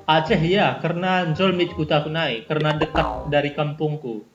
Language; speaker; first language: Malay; non-native, local second language; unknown